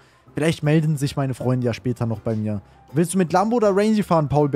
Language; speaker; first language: German; native; German